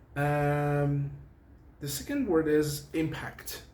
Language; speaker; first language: English; non-native, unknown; Persian